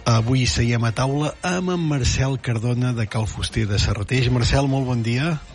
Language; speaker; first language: Catalan; native; Catalan